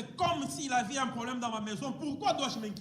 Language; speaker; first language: French; non-native, fluent; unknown